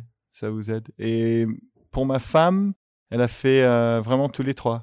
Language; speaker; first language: French; non-native, fluent; English